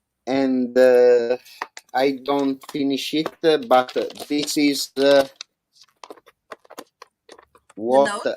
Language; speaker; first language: English; non-native, learner; Italian